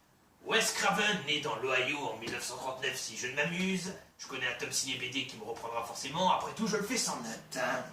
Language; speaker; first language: French; native; French